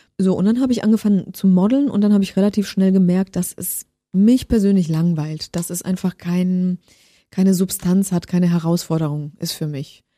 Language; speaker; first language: German; early bilingual, other home language; Polish